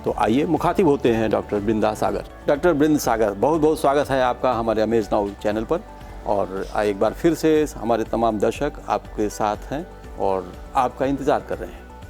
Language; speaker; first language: Hindi; native; Hindi